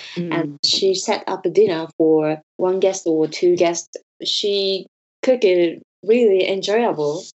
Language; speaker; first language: English; non-native, learner; Japanese